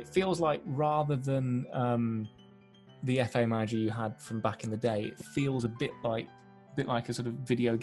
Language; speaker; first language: English; native; English